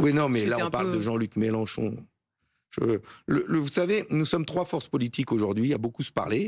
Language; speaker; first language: French; native; French